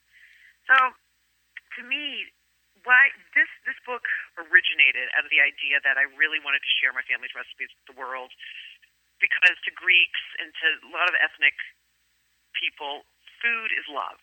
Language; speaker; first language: English; native; English